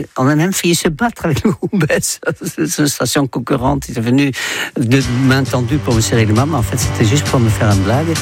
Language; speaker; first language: French; non-native, fluent; Dutch